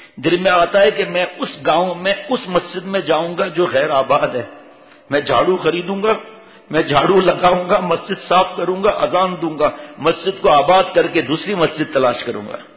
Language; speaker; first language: Urdu; native; Urdu